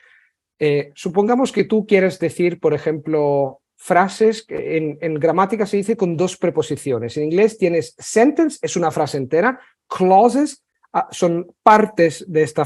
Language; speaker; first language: Spanish; non-native, fluent; Italian